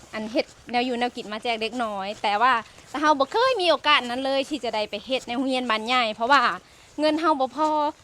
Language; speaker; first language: Thai; non-native, local second language; Lao